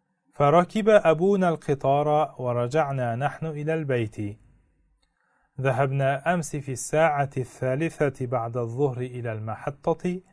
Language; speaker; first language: Arabic; non-native, fluent; Uzbek